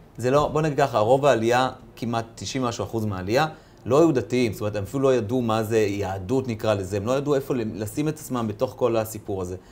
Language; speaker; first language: Hebrew; early bilingual, other home language; Russian